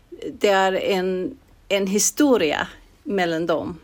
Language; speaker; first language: Swedish; non-native, fluent; English